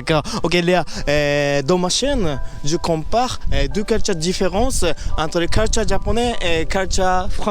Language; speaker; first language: French; non-native, learner; Japanese